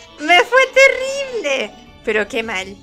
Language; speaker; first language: Spanish; native; Spanish